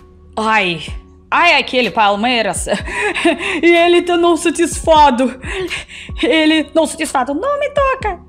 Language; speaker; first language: Portuguese; non-native, learner; Russian